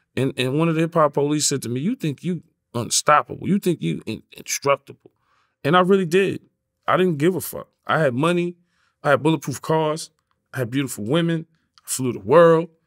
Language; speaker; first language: English; native; English